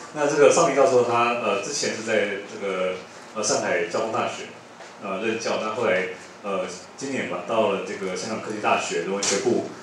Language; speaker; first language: Chinese; native; Chinese